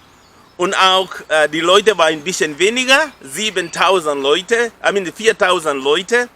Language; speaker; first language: German; non-native, fluent; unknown